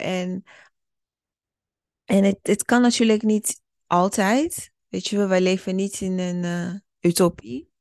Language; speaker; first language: Dutch; early bilingual, other home language; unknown